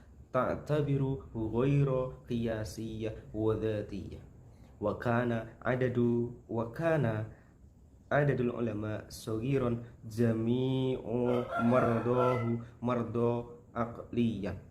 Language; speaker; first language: Arabic; non-native, learner; Indonesian